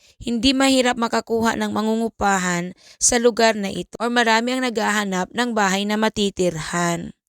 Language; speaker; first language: Filipino; native; Filipino